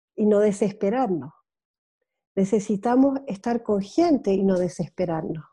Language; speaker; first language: Spanish; early bilingual, heritage; Spanish